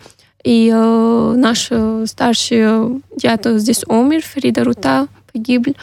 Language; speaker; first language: Russian; non-native, learner; Arabic